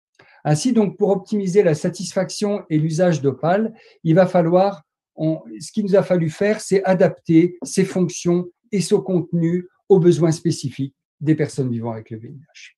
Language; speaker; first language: French; native; French